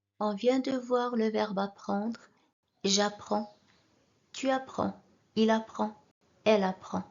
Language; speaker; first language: French; non-native, local second language; Arabic